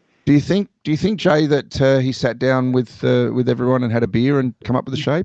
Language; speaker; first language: English; native; English